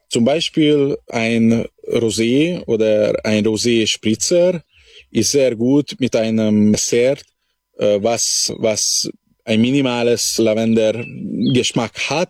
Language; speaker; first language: German; non-native, local second language; Hungarian